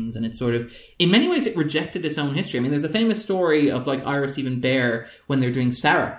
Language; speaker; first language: English; native; English